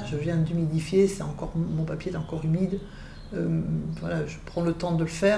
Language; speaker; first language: French; native; French